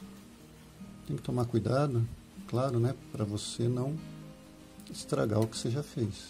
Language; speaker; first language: Portuguese; native; Portuguese